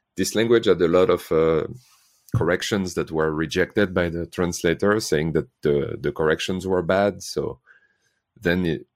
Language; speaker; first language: English; non-native, fluent; French